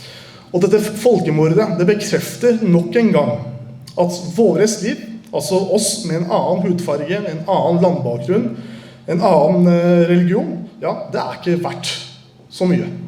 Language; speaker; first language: Norwegian; early bilingual, other home language; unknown